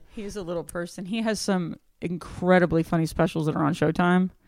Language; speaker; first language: English; native; English